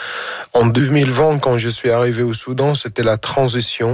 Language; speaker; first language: French; non-native, fluent; Arabic